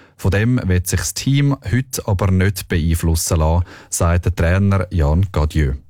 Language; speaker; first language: German; native; German